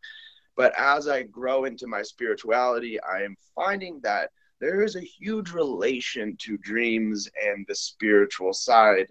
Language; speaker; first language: English; native; English